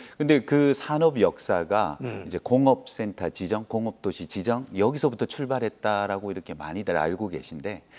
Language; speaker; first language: Korean; native; Korean